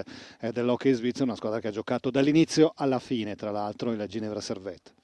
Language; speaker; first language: Italian; native; Italian